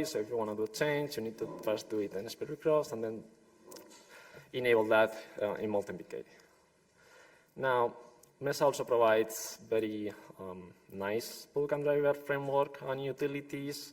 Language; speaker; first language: English; non-native, fluent; Spanish